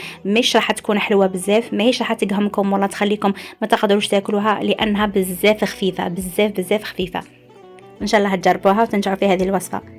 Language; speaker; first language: Arabic; native; Arabic